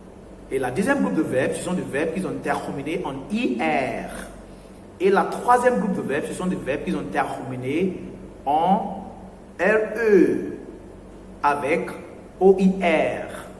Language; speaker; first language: French; non-native, fluent; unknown